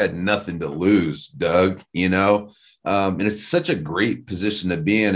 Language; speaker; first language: English; native; English